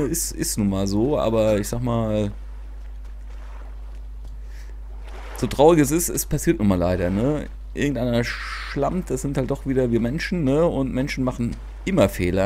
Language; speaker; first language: German; native; German